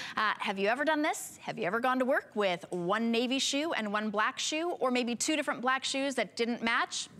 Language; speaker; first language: English; native; English